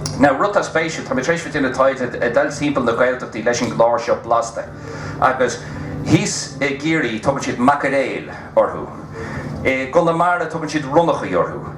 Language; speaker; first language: Irish; native; Irish